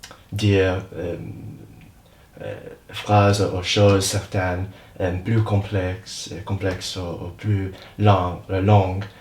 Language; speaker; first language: French; non-native, learner; English